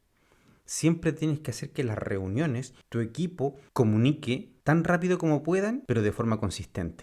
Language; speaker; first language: Spanish; native; Spanish